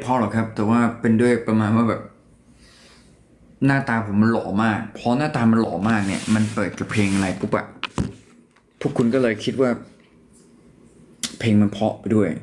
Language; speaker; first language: Thai; native; Thai